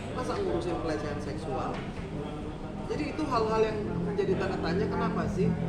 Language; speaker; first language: Indonesian; native; Indonesian